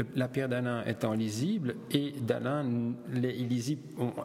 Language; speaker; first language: French; native; French